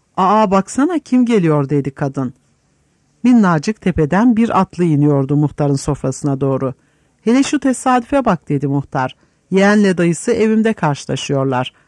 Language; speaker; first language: Turkish; native; Turkish